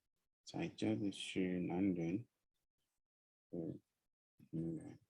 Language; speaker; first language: Chinese; non-native, fluent; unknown